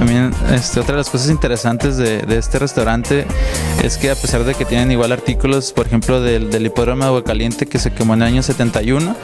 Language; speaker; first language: Spanish; native; Spanish